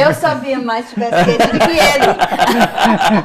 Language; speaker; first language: Portuguese; non-native, fluent; English